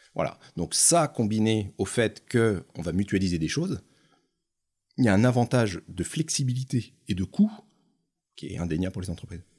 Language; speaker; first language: French; native; French